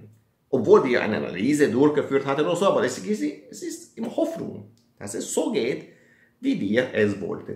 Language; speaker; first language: German; non-native, fluent; Italian